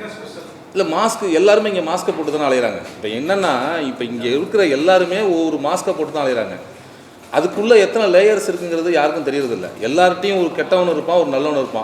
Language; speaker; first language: Tamil; native; Tamil